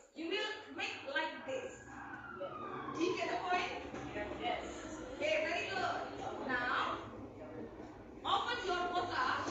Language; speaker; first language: English; non-native, learner; Indonesian